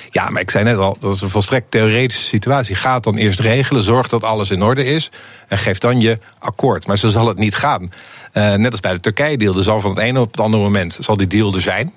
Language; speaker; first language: Dutch; native; Dutch